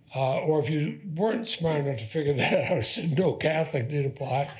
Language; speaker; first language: English; native; English